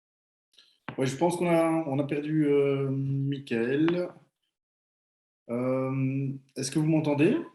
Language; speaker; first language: French; native; French